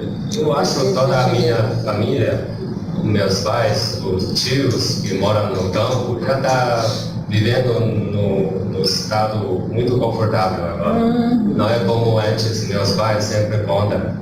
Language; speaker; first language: Portuguese; non-native, learner; Chinese